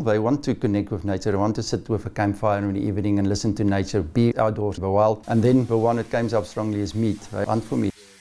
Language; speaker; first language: English; non-native, local second language; Afrikaans